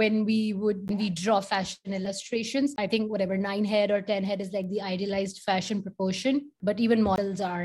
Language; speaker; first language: English; non-native, local second language; Hindi